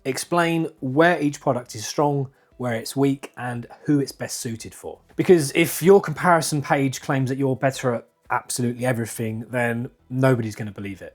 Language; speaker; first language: English; native; English